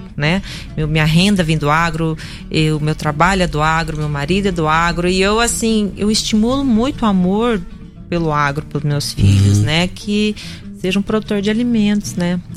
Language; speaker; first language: Portuguese; non-native, local second language; Russian